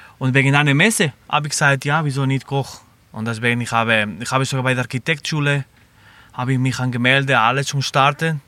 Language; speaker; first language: German; non-native, learner; Spanish